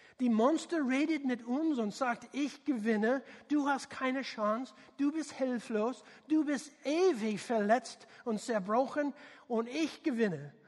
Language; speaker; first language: German; non-native, learner; English